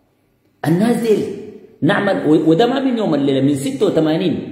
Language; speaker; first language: Arabic; native; Arabic